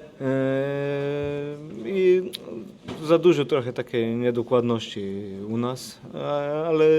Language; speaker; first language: Polish; non-native, fluent; Slovenian